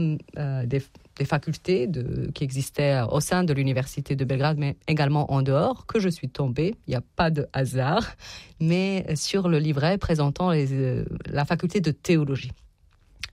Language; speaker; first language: French; non-native, fluent; Serbian